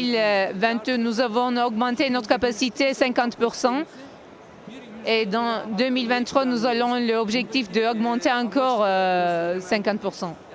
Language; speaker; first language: French; non-native, learner; Turkish